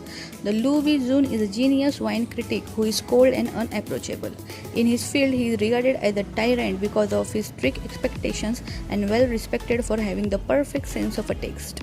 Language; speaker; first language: English; non-native, fluent; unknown